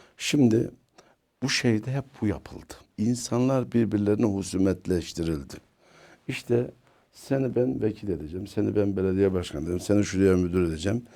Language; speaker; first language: Turkish; native; Turkish